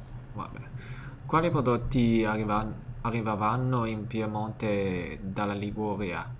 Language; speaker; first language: Italian; non-native, learner; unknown